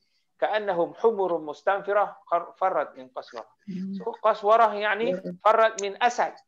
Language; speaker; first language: Arabic; non-native, fluent; Malay